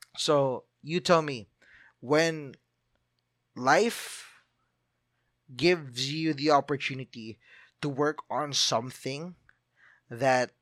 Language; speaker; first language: English; non-native, local second language; Filipino